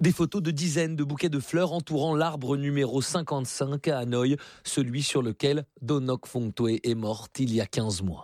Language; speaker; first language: French; native; French